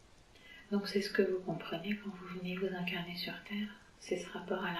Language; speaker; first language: French; native; French